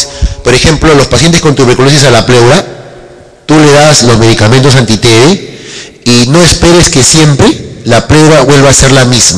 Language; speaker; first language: Spanish; native; Spanish